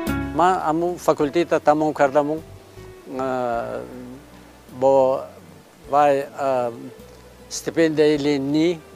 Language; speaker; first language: Persian; non-native, local second language; Shughni